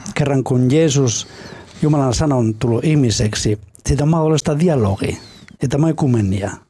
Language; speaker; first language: Finnish; non-native, fluent; Spanish